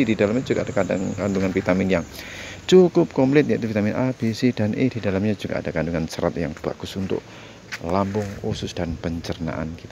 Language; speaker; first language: Indonesian; native; Indonesian